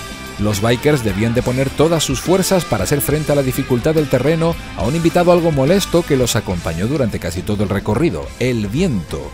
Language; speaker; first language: Spanish; native; Spanish